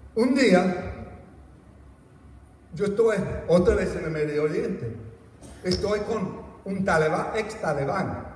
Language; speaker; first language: Spanish; non-native, fluent; English